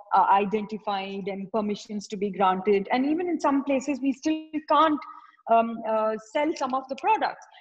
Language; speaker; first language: English; non-native, local second language; Tamil